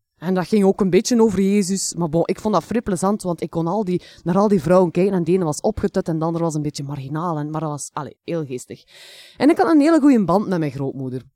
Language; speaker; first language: Dutch; native; Dutch